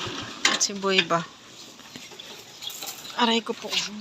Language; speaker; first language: Filipino; non-native, local second language; Cebuano